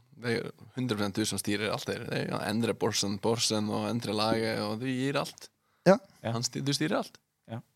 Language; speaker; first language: Norwegian; non-native, fluent; Icelandic